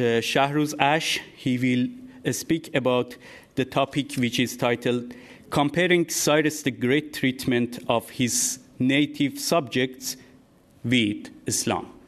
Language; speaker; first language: English; non-native, fluent; Persian